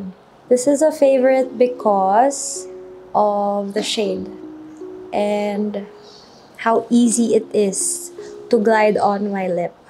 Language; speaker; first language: English; non-native, local second language; Filipino